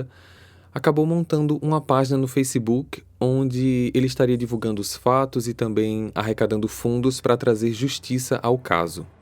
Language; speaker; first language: Portuguese; native; Portuguese